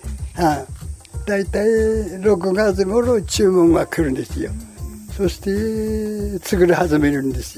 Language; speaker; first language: Japanese; native; Japanese